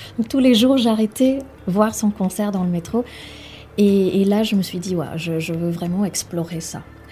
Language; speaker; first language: French; non-native, fluent; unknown